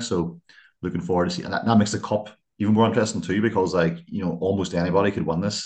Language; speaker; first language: English; native; English